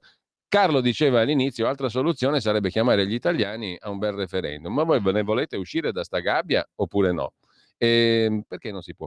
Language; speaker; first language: Italian; native; Italian